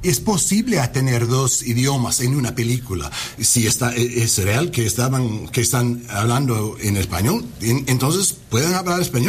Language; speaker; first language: Spanish; non-native, learner; English